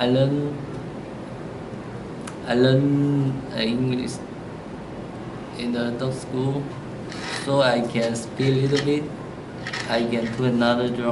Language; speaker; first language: English; non-native, learner; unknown